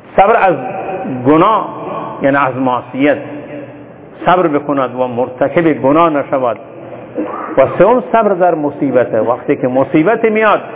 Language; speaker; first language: Persian; non-native, local second language; Turkmen